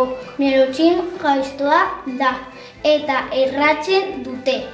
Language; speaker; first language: Basque; non-native, local second language; Spanish